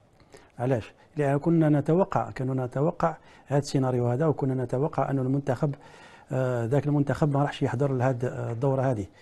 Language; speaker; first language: Arabic; native; Arabic